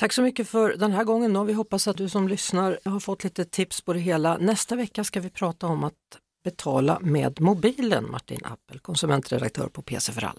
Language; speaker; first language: Swedish; native; Swedish